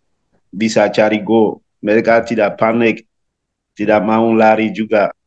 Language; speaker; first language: Indonesian; non-native, learner; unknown